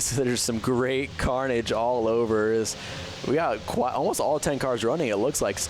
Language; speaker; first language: English; native; English